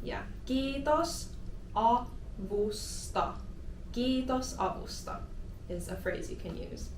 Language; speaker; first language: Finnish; non-native, fluent; English